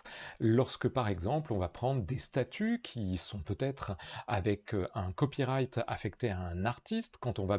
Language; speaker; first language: French; native; French